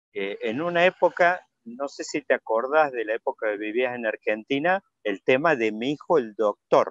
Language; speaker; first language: Spanish; native; Spanish